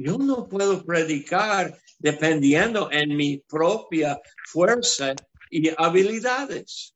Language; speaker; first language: Spanish; non-native, fluent; English